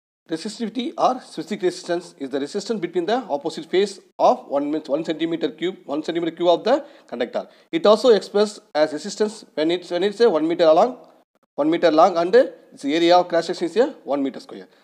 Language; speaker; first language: English; non-native, local second language; Tamil